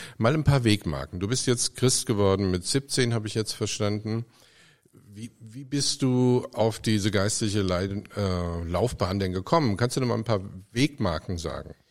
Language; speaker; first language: German; native; German